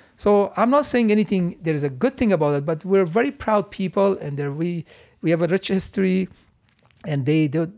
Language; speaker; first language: English; non-native, fluent; Persian